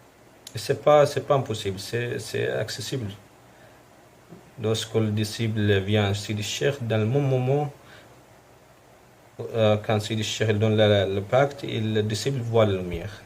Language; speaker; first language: French; non-native, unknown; Arabic